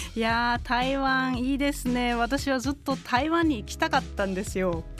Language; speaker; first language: Japanese; non-native, fluent; German